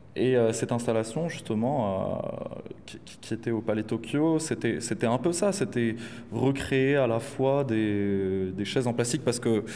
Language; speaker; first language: French; non-native, local second language; Arabic